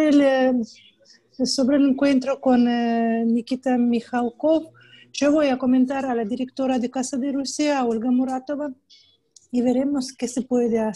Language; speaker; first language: Spanish; non-native, fluent; Russian